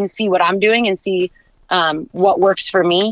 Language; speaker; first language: English; native; English